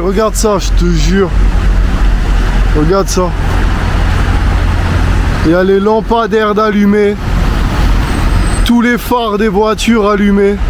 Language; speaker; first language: French; native; French